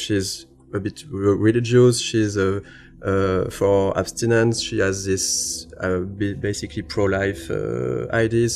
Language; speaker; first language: English; non-native, fluent; French